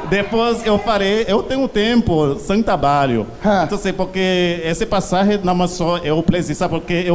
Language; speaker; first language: Portuguese; non-native, learner; Haitian Creole